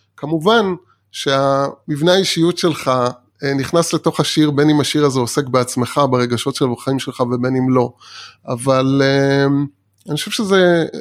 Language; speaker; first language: Hebrew; early bilingual, other home language; Persian